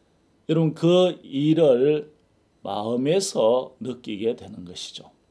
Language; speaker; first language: Korean; native; Korean